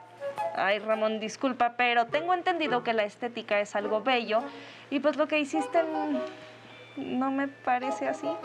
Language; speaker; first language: Spanish; native; Spanish